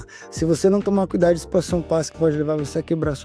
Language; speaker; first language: Portuguese; native; Portuguese